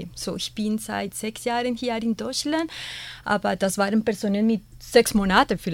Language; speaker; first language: German; non-native, fluent; Spanish